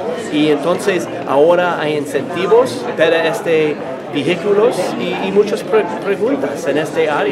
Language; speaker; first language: Spanish; non-native, learner; English